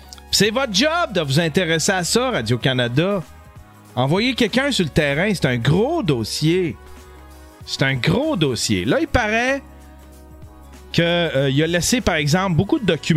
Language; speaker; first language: French; native; French